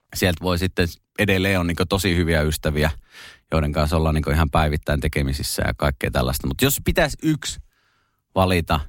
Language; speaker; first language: Finnish; native; Finnish